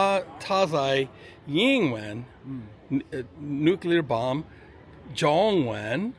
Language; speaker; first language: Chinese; non-native, learner; English